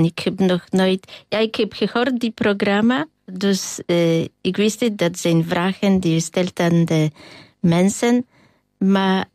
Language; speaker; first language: Dutch; non-native, fluent; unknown